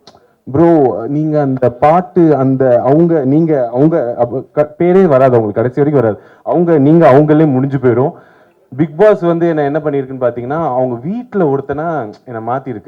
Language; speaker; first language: Tamil; native; Tamil